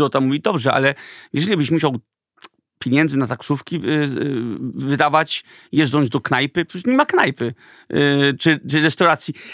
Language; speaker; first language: Polish; early bilingual, heritage; Polish